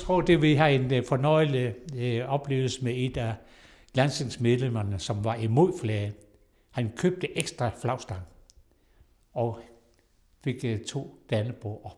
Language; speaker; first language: Danish; non-native, local second language; Kalaallisut